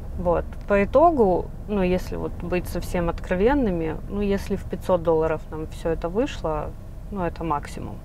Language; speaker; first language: Russian; native; Russian